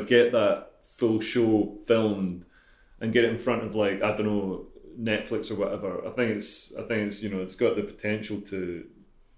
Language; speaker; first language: English; native; English